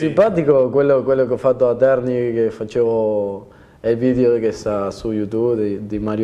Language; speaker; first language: Italian; non-native, fluent; Spanish